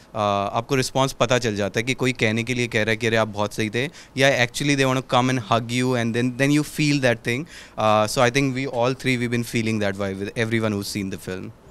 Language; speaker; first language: Hindi; native; Hindi